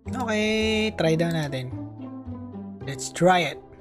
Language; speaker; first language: English; non-native, local second language; Filipino